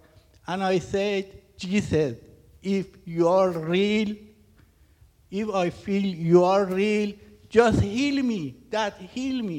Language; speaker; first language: English; non-native, learner; Persian